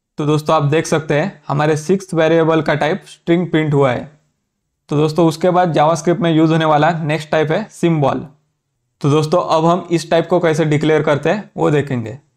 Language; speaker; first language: Hindi; native; Hindi